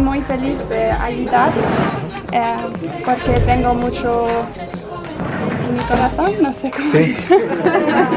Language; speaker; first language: Spanish; non-native, learner; English